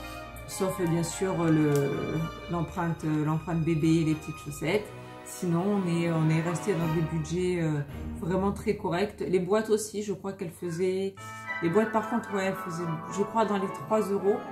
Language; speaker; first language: French; native; French